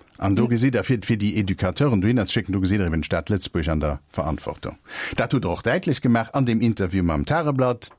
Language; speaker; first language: Luxembourgish; native; Luxembourgish